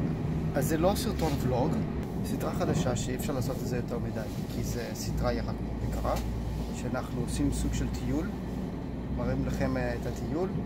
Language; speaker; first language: Hebrew; non-native, fluent; Japanese